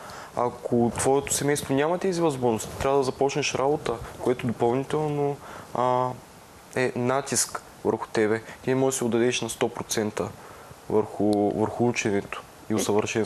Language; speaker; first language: Bulgarian; native; Bulgarian